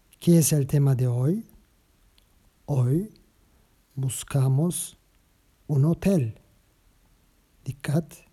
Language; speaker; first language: Spanish; non-native, learner; Turkish